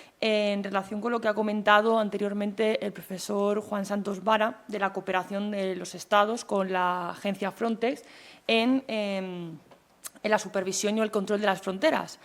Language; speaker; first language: Spanish; native; Spanish